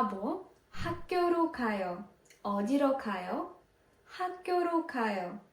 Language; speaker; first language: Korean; non-native, fluent; Ukrainian